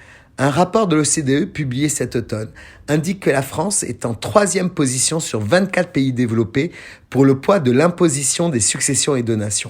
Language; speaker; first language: French; native; French